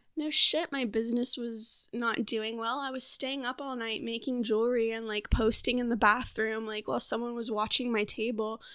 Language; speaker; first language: English; native; English